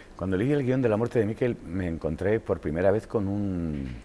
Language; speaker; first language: Spanish; native; Spanish